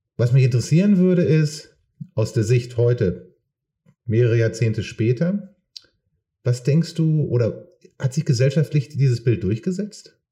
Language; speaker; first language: German; native; German